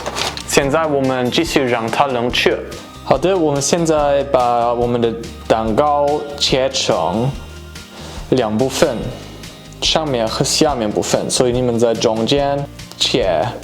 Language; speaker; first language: Chinese; non-native, fluent; German